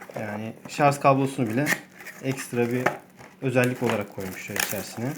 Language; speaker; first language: Turkish; native; Turkish